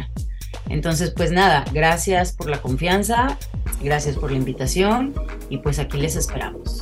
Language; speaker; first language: Spanish; native; Spanish